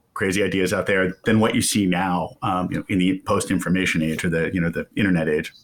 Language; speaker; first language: English; native; English